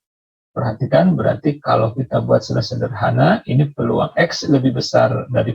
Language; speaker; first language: Indonesian; native; Indonesian